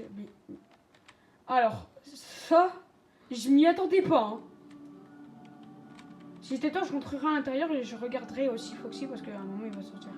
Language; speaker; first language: French; native; French